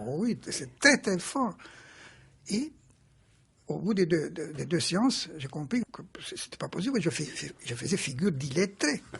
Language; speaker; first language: French; non-native, fluent; Romanian